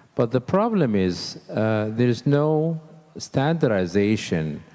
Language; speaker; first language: English; non-native, fluent; Arabic